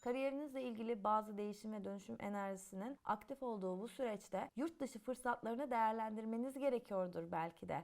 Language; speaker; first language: Turkish; native; Turkish